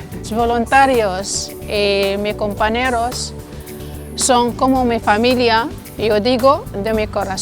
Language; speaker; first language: Spanish; non-native, learner; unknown